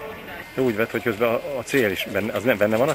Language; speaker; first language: Hungarian; native; Hungarian